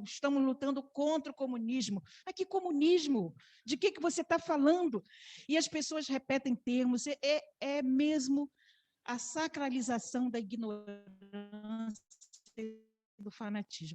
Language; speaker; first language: Portuguese; native; Portuguese